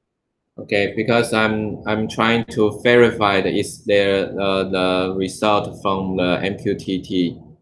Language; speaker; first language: English; non-native, learner; Chinese